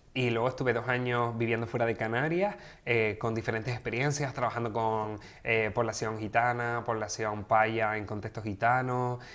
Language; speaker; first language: Spanish; native; Spanish